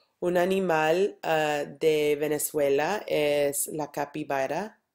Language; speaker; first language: Spanish; non-native, learner; English